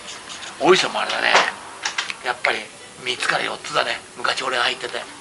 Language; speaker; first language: Japanese; native; Japanese